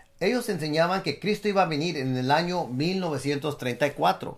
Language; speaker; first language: Spanish; early bilingual, other home language; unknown